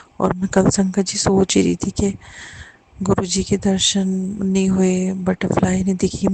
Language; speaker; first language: Hindi; native; Hindi